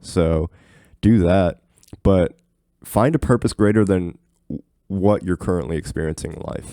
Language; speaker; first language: English; native; English